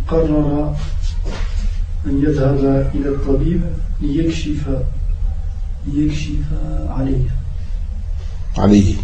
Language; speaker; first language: Arabic; non-native, learner; French